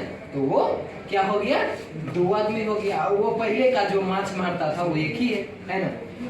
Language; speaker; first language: Hindi; non-native, local second language; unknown